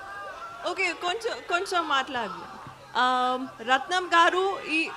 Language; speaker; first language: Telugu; non-native, learner; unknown